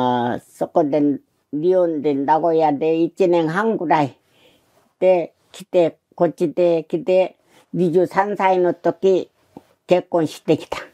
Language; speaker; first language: Japanese; non-native, learner; Korean